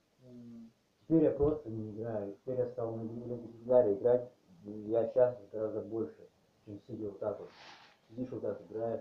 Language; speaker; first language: Russian; native; Russian